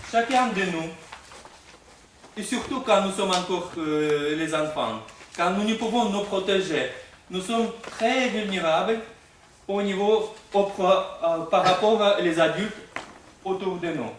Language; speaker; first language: French; non-native, fluent; Russian